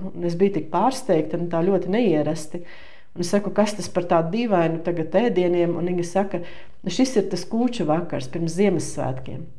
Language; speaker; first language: Latvian; native; Latvian